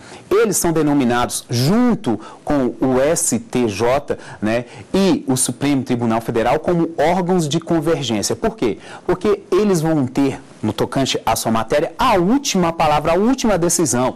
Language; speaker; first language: Portuguese; native; Portuguese